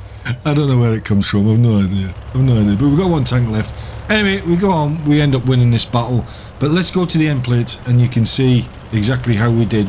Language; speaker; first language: English; native; English